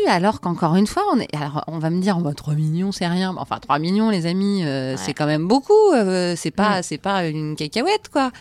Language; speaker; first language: French; native; French